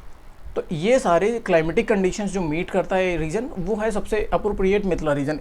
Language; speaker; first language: Hindi; native; Hindi